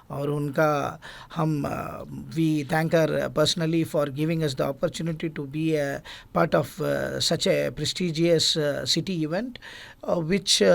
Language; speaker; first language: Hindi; non-native, local second language; Gujarati